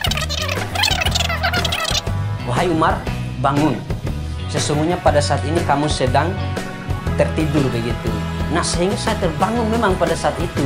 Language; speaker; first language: Indonesian; non-native, local second language; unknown